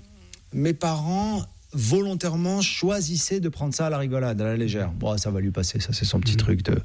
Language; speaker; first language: French; native; French